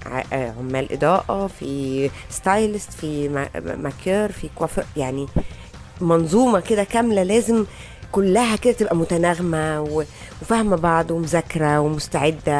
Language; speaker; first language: Arabic; native; Arabic